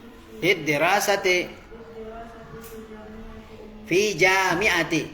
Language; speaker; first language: Arabic; non-native, fluent; Indonesian